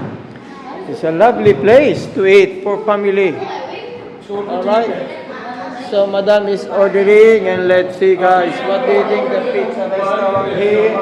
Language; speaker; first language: English; non-native, local second language; Filipino